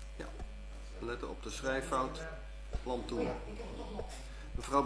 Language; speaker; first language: Dutch; native; Dutch